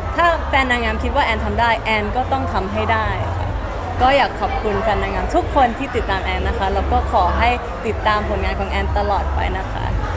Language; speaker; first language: Thai; early bilingual, heritage; Thai